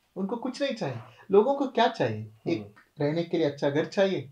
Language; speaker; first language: Hindi; non-native, local second language; Kannada